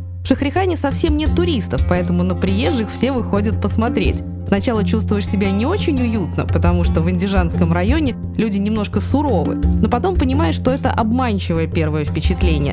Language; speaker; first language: Russian; native; Russian